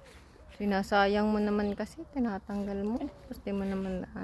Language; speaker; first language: Filipino; native; Filipino